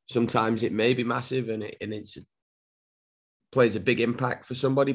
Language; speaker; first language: English; native; English